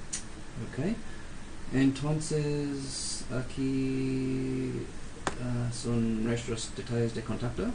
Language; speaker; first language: Spanish; non-native, fluent; English